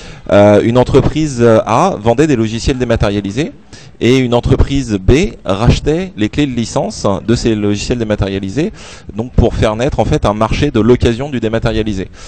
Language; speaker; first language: French; native; French